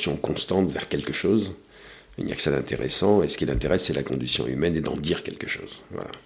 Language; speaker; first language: French; native; French